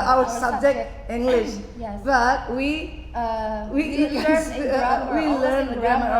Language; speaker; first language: English; non-native, fluent; Indonesian